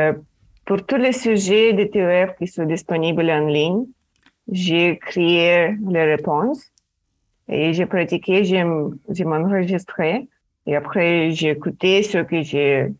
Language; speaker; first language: French; non-native, fluent; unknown